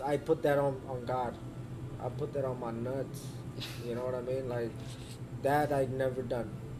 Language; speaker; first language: English; early bilingual, other home language; Spanish